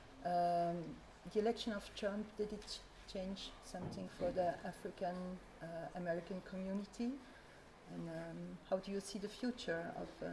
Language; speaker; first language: English; non-native, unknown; French